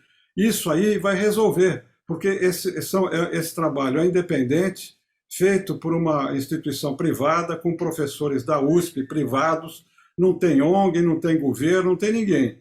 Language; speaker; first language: Portuguese; native; Portuguese